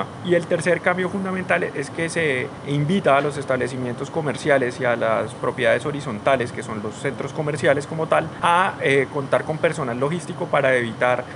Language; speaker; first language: Spanish; native; Spanish